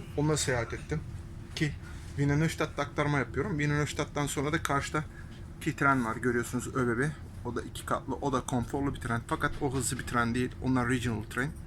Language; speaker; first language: Turkish; early bilingual, heritage; Turkish